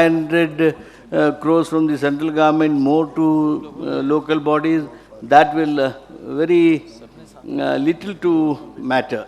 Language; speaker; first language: English; non-native, local second language; Kannada